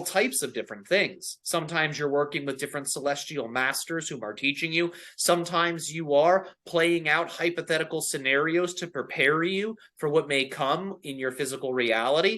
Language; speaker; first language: English; native; English